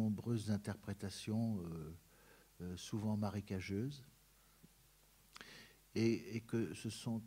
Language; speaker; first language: French; native; French